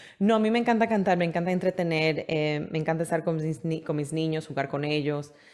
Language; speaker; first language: Spanish; early bilingual, heritage; Spanish